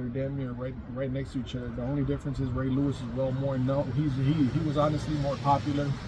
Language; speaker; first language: English; native; English